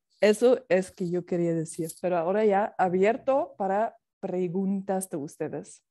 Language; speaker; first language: Spanish; non-native, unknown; German